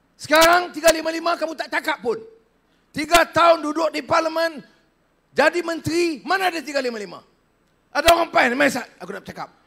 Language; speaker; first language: Malay; native; Malay